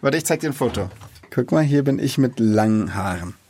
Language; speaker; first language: German; native; German